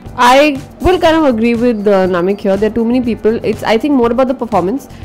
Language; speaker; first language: English; non-native, local second language; Hindi